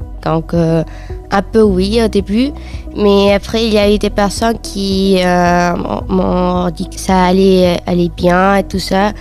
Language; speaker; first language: French; non-native, fluent; Spanish